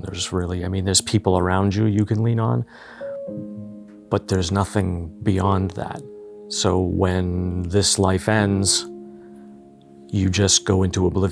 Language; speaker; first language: English; native; English